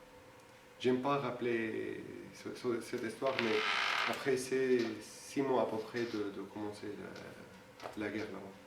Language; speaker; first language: French; non-native, fluent; Arabic